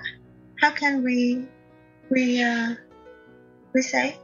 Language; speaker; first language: English; non-native, learner; Vietnamese